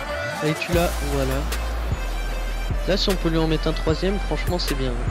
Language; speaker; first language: French; native; French